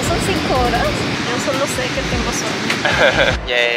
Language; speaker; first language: Spanish; native; Spanish